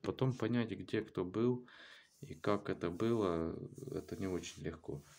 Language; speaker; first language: Russian; native; Russian